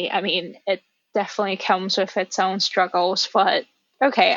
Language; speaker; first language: English; non-native, local second language; Cantonese